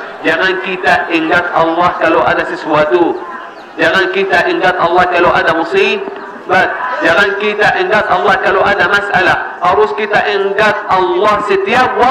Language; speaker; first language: Indonesian; non-native, learner; Arabic